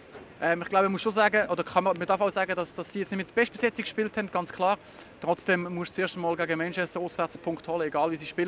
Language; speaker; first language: German; native; German